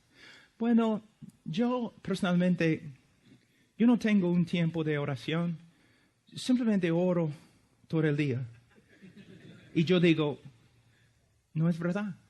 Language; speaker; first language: Spanish; non-native, fluent; English